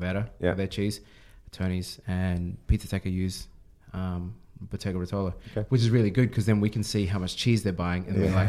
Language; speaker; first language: English; native; English